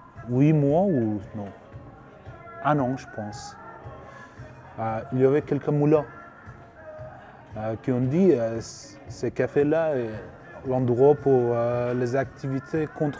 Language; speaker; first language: French; non-native, learner; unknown